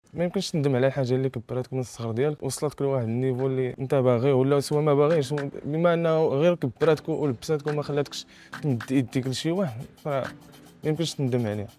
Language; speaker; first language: Arabic; native; Arabic